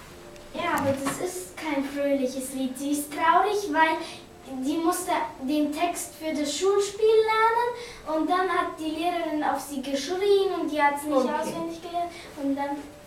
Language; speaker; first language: German; early bilingual, other home language; Ukrainian